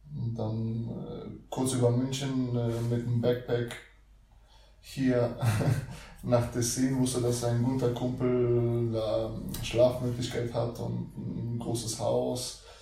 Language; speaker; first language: German; early bilingual, other home language; Russian